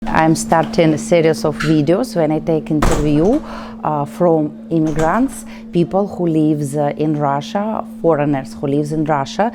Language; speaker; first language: English; non-native, learner; Russian